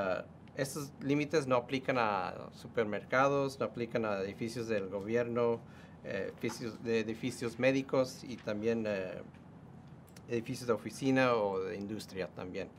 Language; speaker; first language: Spanish; early bilingual, heritage; Spanish